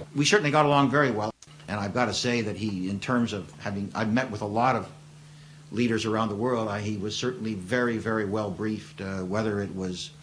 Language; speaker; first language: English; native; English